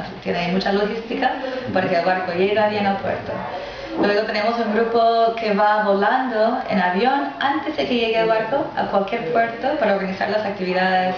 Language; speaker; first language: Spanish; non-native, fluent; English